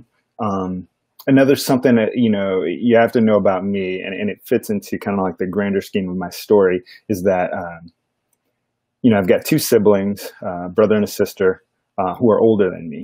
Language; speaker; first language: English; native; English